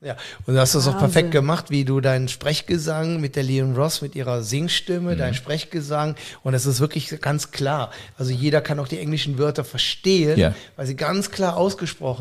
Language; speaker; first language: German; native; German